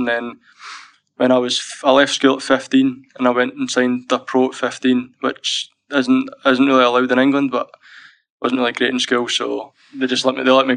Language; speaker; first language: English; native; English